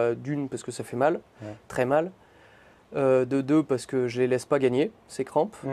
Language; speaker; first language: French; native; French